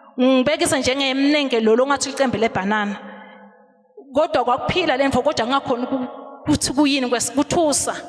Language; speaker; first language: Zulu; non-native, local second language; Swati